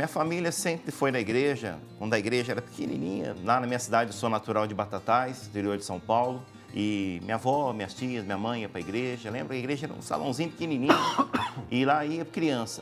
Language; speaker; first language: Portuguese; native; Portuguese